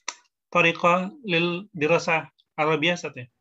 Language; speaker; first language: Arabic; non-native, learner; Indonesian